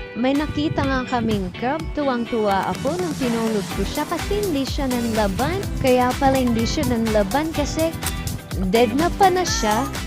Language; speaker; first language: Filipino; non-native, local second language; Waray